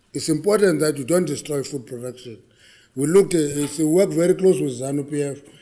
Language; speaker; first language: English; non-native, local second language; Xhosa